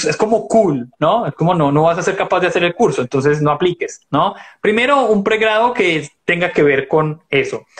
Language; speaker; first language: Spanish; native; Spanish